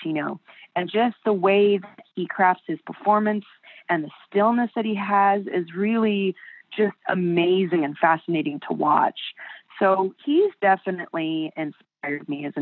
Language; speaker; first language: English; native; English